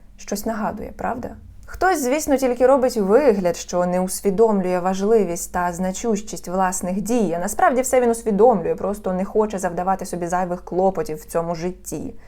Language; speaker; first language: Ukrainian; non-native, local second language; Russian